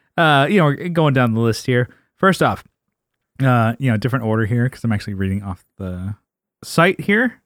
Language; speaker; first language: English; native; English